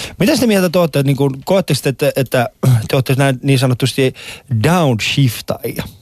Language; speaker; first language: Finnish; early bilingual, other home language; Persian